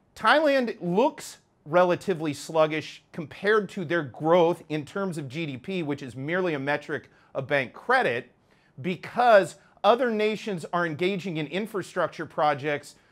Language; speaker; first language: English; native; English